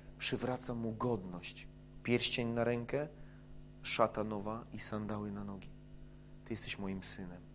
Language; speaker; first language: Polish; non-native, fluent; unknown